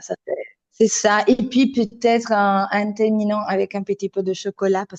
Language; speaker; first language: French; non-native, fluent; Italian